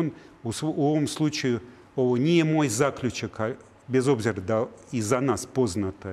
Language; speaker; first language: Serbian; non-native, learner; Russian